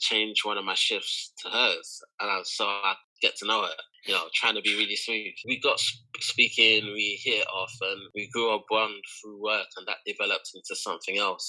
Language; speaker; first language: English; native; English